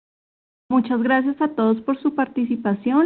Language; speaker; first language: Spanish; native; Spanish